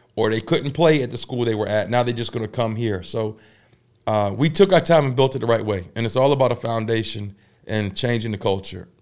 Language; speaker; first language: English; native; English